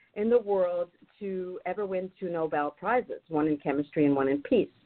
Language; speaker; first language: English; non-native, fluent; German